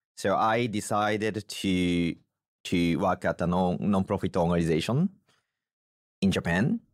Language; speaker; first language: English; non-native, fluent; Japanese